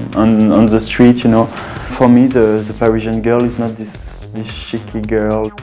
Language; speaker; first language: English; non-native, fluent; French